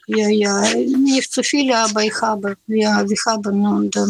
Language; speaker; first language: German; non-native, learner; Russian